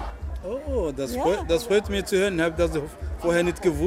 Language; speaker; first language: German; non-native, learner; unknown